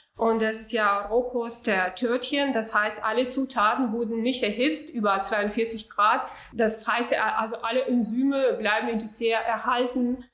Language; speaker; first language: German; non-native, fluent; Russian